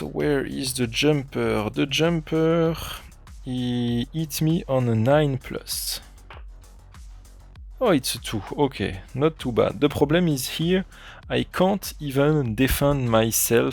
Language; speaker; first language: English; non-native, fluent; French